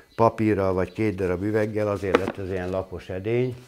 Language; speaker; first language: Hungarian; native; Hungarian